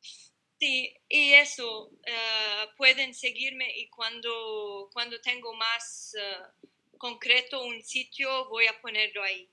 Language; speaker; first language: Spanish; non-native, learner; Arabic